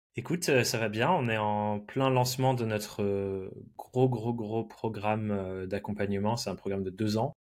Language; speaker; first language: French; early bilingual, other home language; English